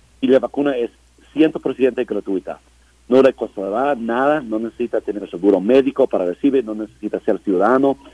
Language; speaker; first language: Spanish; non-native, learner; English